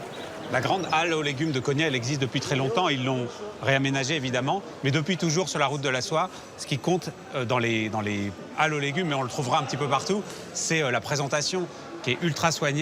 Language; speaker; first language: French; native; French